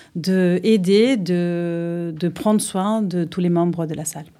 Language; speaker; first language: French; non-native, fluent; Spanish